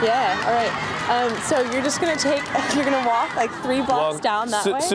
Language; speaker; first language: English; native; English